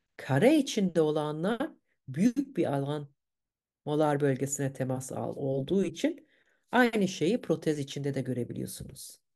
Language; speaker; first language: Turkish; early bilingual, heritage; Turkish